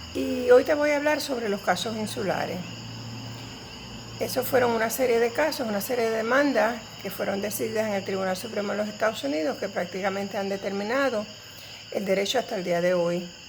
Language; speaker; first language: Spanish; native; Spanish